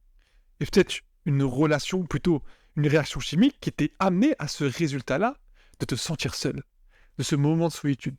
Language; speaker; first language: French; native; French